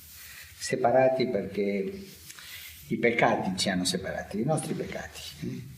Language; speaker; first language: Italian; non-native, fluent; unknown